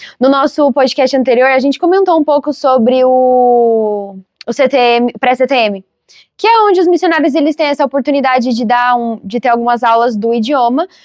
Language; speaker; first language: Portuguese; native; Portuguese